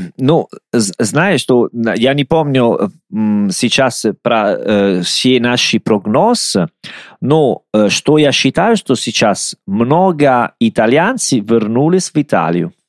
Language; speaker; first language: Russian; non-native, learner; Italian